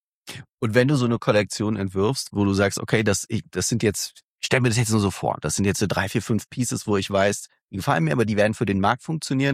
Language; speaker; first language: German; native; German